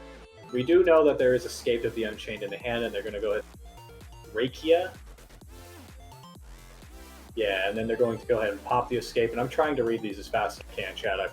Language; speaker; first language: English; native; English